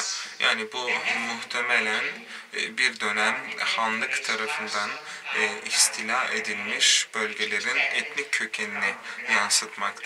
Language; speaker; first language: Turkish; native; Turkish